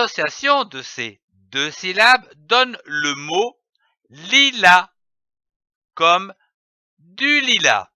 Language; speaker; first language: French; native; French